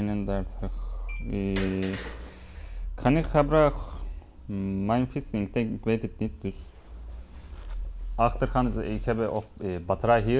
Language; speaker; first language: Dutch; non-native, learner; Turkish